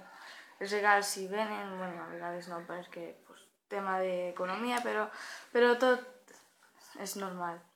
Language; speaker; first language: Catalan; non-native, learner; Romanian